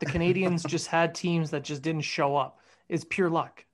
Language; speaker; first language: English; native; English